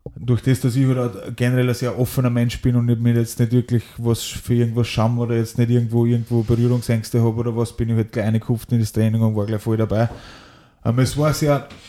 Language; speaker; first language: German; native; German